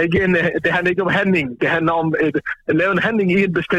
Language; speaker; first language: Danish; non-native, fluent; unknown